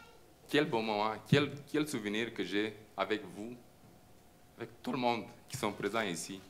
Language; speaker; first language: French; non-native, fluent; Romanian